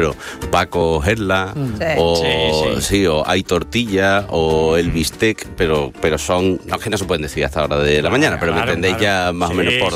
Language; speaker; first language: Spanish; native; Spanish